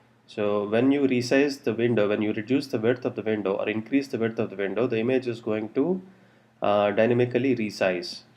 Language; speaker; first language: English; non-native, local second language; Telugu